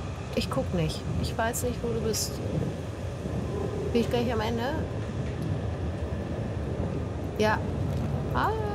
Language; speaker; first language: German; native; German